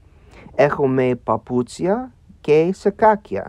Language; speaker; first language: Greek; non-native, learner; English